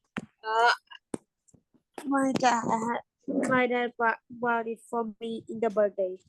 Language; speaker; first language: English; non-native, learner; Thai